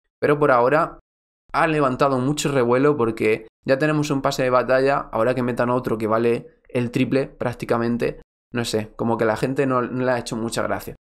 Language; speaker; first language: Spanish; native; Spanish